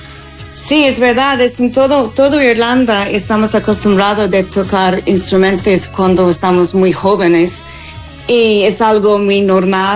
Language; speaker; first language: Spanish; non-native, fluent; English